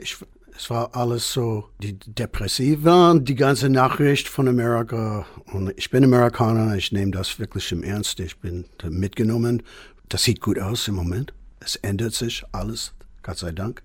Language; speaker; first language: German; non-native, fluent; English